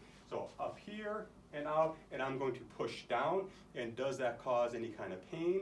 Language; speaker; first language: English; native; English